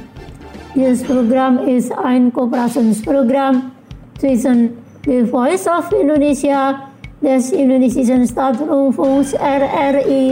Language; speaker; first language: German; non-native, fluent; Indonesian